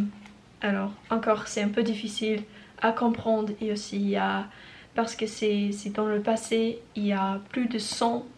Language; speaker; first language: French; non-native, learner; English